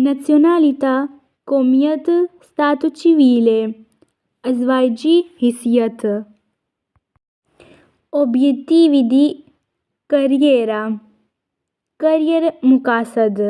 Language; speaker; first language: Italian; non-native, fluent; Urdu